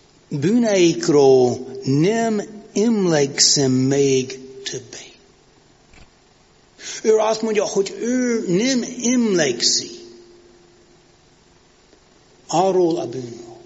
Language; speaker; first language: Hungarian; non-native, fluent; English